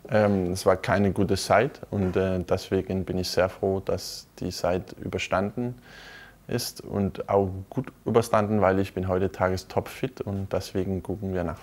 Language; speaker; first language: German; non-native, fluent; Danish